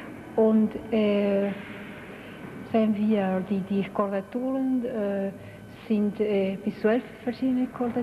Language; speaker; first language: German; non-native, fluent; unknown